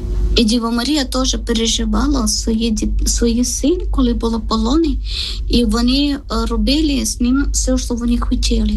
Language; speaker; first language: Ukrainian; non-native, learner; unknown